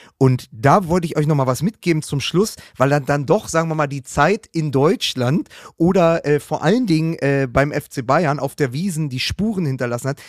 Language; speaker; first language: German; native; German